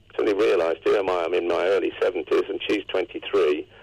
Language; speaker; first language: English; native; English